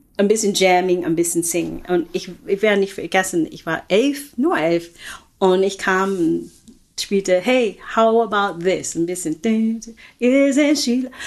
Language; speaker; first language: German; non-native, fluent; English